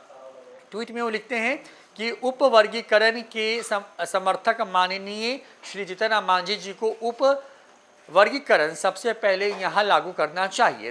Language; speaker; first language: Hindi; native; Hindi